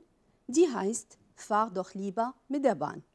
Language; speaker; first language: German; non-native, fluent; Arabic